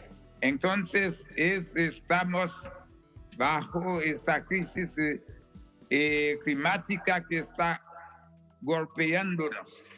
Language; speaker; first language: Spanish; non-native, fluent; Haitian Creole